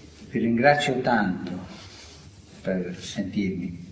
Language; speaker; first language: Italian; early bilingual, heritage; Italian